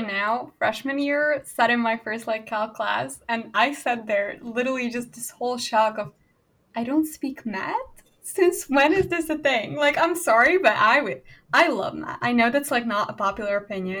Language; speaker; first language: English; non-native, fluent; Hungarian